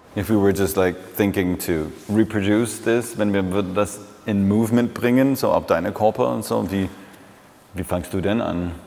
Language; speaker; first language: German; non-native, fluent; French